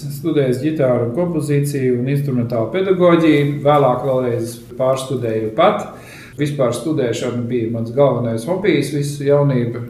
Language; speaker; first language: Latvian; native; Latvian